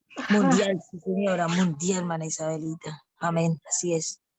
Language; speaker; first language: Spanish; native; Spanish